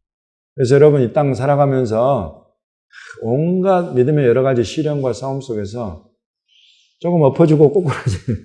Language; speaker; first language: Korean; native; Korean